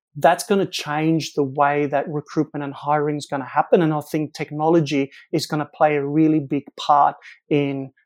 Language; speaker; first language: English; non-native, local second language; Afrikaans